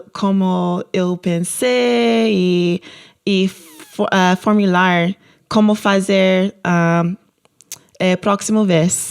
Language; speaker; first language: Portuguese; non-native, learner; English